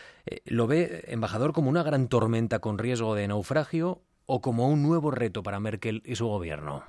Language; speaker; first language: Spanish; native; Spanish